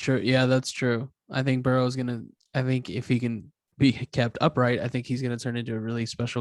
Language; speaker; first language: English; native; English